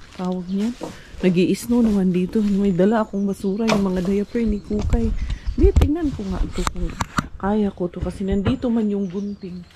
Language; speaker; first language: Filipino; non-native, local second language; Cebuano